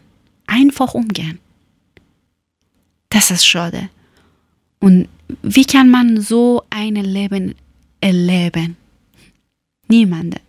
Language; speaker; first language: German; non-native, learner; Persian